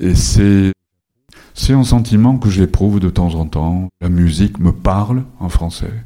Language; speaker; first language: French; non-native, fluent; Japanese